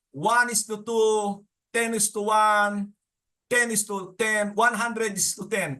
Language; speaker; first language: English; non-native, local second language; Filipino